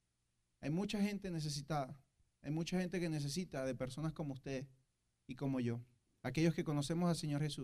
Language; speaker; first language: Spanish; native; Spanish